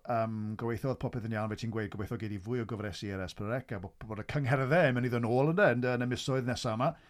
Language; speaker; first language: Welsh; native; Welsh